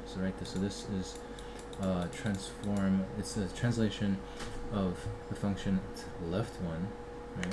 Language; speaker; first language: English; native; English